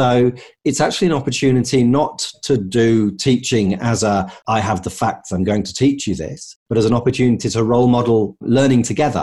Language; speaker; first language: English; native; English